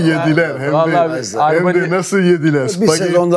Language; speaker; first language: Turkish; non-native, fluent; French